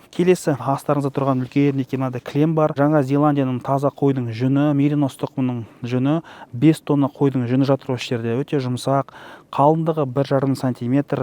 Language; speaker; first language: Kazakh; native; Kazakh